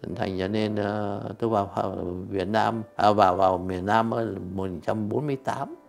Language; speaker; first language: Vietnamese; native; Vietnamese